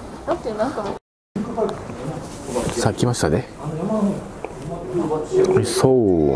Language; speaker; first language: Japanese; native; Japanese